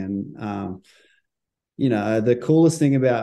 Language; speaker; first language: English; native; English